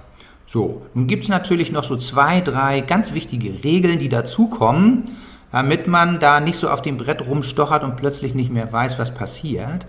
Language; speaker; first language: German; native; German